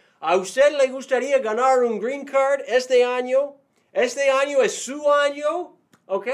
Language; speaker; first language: Spanish; non-native, fluent; English